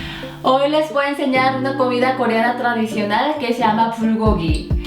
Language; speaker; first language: Spanish; non-native, fluent; Korean